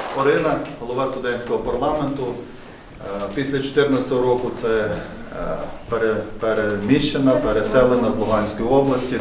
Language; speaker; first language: Ukrainian; native; Ukrainian